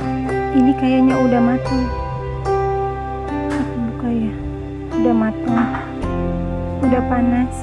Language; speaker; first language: Indonesian; non-native, local second language; Javanese